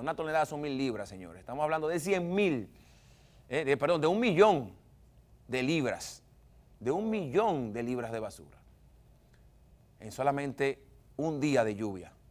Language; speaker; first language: Spanish; native; Spanish